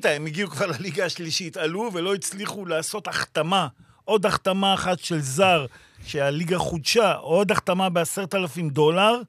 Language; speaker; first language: Hebrew; native; Hebrew